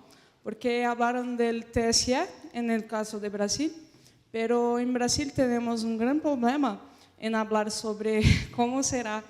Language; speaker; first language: Spanish; non-native, fluent; Portuguese